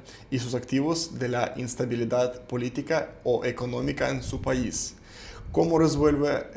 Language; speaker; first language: Spanish; non-native, fluent; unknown